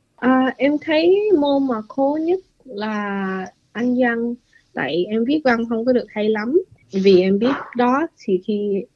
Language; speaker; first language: Vietnamese; early bilingual, heritage; English